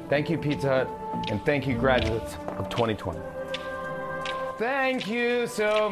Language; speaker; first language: English; native; English